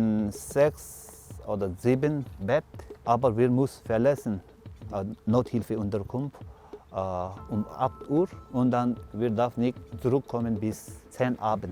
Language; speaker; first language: German; non-native, learner; Tibetan